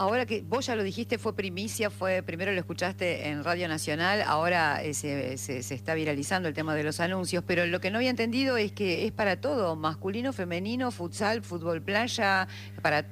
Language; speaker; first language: Spanish; native; Spanish